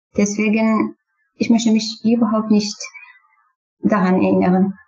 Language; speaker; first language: German; non-native, learner; Kurdish